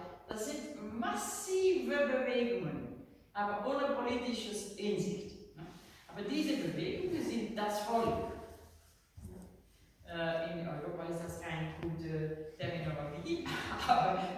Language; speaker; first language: German; non-native, learner; Dutch